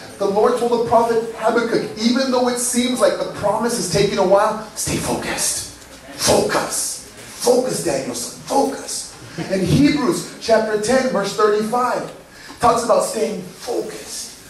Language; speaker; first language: English; early bilingual, other home language; Spanish